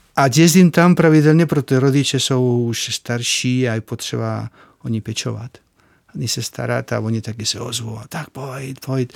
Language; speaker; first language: Czech; non-native, fluent; Spanish